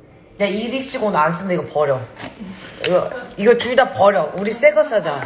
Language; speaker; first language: Korean; native; Korean